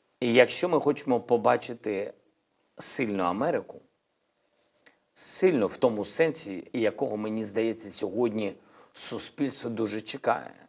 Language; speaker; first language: Ukrainian; non-native, local second language; Russian